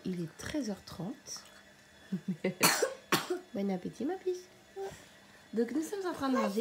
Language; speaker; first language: French; native; French